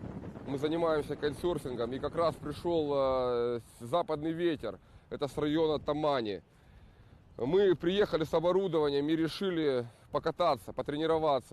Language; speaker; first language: Russian; native; Russian